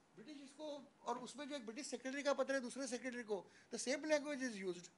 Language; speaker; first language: Hindi; non-native, local second language; Marathi